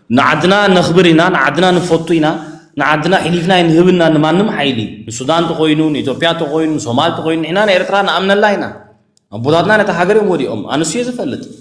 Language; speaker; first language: Tigrinya; early bilingual, heritage; Tigrinya